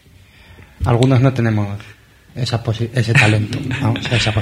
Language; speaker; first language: Spanish; native; Spanish